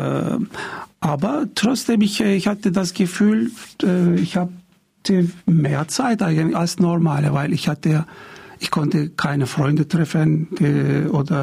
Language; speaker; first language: German; non-native, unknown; Turkish